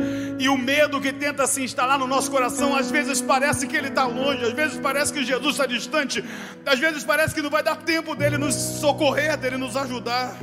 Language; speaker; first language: Portuguese; native; Portuguese